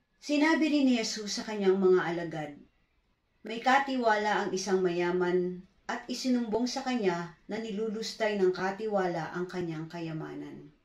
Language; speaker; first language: Filipino; native; Filipino